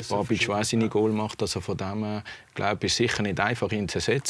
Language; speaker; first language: German; native; German